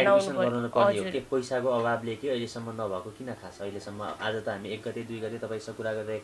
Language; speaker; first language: Nepali; native; Nepali